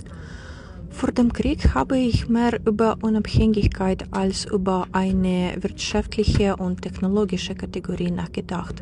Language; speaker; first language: German; non-native, fluent; Ukrainian